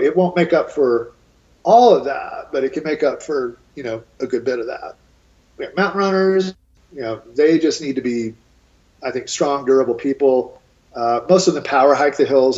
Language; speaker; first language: English; native; English